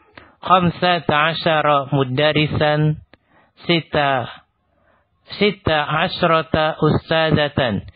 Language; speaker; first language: Arabic; non-native, fluent; Indonesian